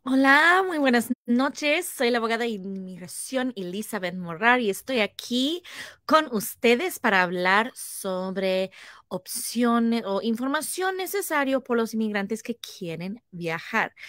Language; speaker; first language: Spanish; non-native, fluent; English